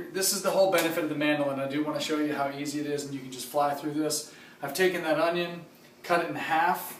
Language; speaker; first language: English; native; English